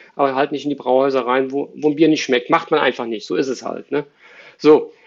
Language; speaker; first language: German; native; German